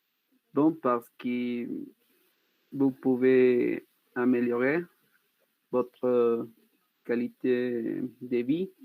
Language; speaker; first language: French; non-native, learner; Spanish